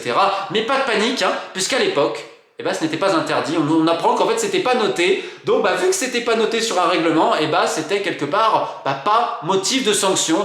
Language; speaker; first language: French; native; French